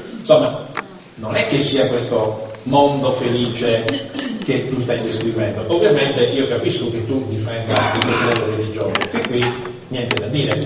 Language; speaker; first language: Italian; native; Italian